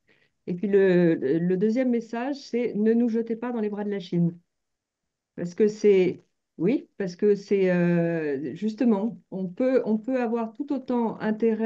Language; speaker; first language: French; native; French